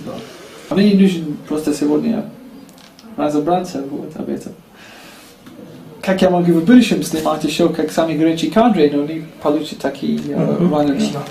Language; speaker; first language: Russian; non-native, learner; English